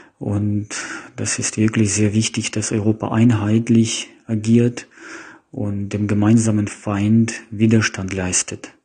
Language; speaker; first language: German; non-native, fluent; Ukrainian